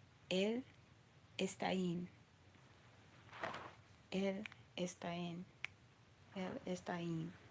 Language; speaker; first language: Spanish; non-native, learner; English